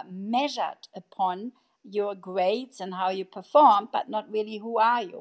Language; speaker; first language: English; non-native, fluent; German